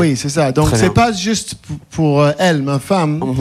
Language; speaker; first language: French; non-native, fluent; English